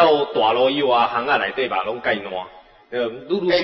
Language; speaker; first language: Chinese; native; Chinese